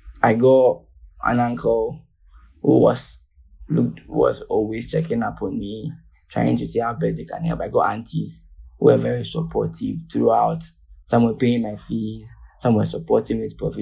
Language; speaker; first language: English; non-native, local second language; Akan